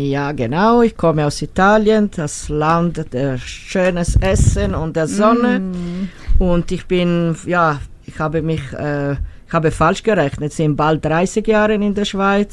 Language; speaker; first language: German; non-native, fluent; Italian